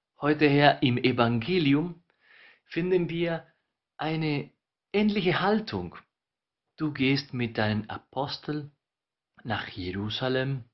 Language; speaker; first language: German; non-native, fluent; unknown